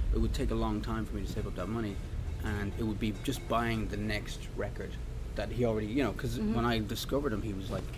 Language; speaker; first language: English; native; English